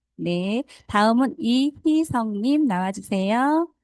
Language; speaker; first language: Korean; native; Korean